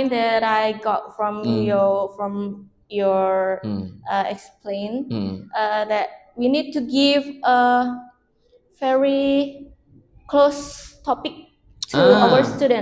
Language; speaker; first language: English; non-native, learner; Indonesian